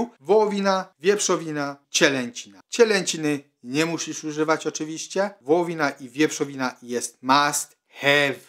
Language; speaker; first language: Polish; non-native, fluent; Italian